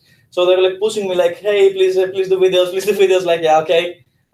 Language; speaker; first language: English; non-native, fluent; Greek